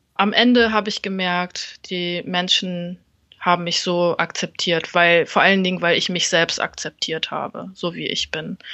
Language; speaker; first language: German; early bilingual, other home language; Vietnamese